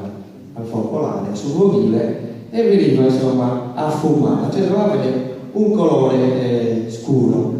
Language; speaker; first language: Italian; native; Italian